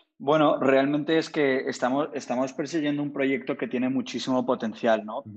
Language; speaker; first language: Spanish; native; Spanish